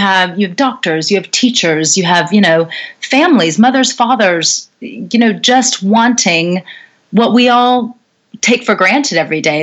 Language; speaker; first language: English; native; English